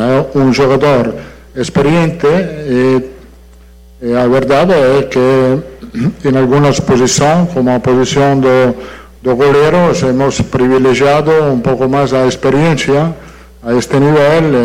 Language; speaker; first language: Portuguese; non-native, fluent; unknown